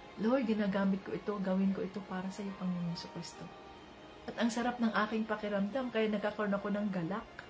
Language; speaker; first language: Filipino; native; Filipino